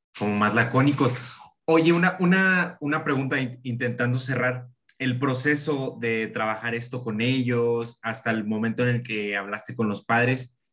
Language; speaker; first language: Spanish; native; Spanish